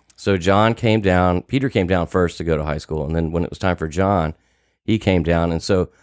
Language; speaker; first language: English; native; English